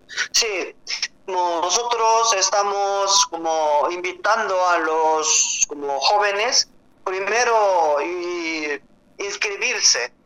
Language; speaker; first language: Spanish; non-native, learner; Korean